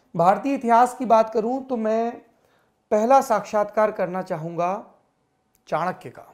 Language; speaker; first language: Hindi; native; Hindi